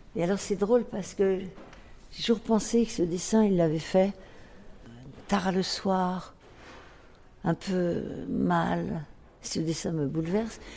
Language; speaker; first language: French; native; French